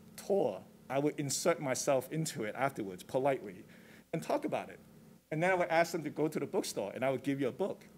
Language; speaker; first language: English; non-native, local second language; Cantonese